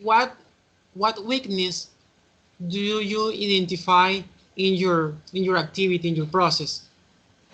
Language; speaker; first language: English; non-native, fluent; Spanish